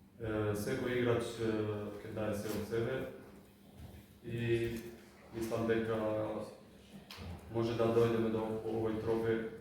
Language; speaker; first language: Macedonian; non-native, local second language; Albanian